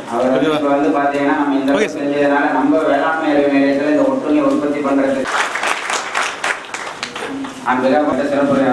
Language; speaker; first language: Tamil; native; Tamil